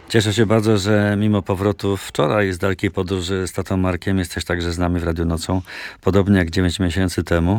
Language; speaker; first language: Polish; native; Polish